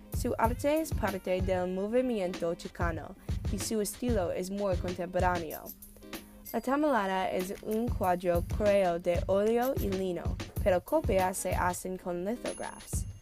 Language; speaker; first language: Spanish; non-native, learner; English